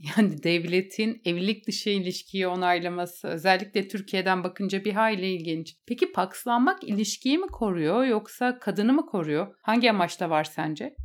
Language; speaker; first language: Turkish; native; Turkish